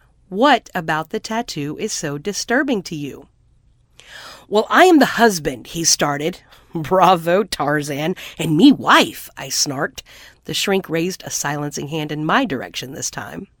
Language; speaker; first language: English; native; English